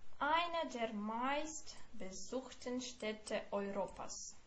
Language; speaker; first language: German; non-native, fluent; Ukrainian